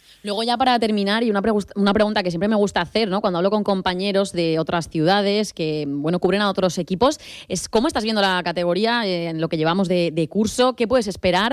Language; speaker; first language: Spanish; native; Spanish